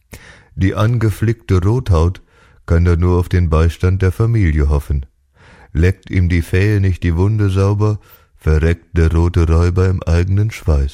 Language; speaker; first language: German; native; German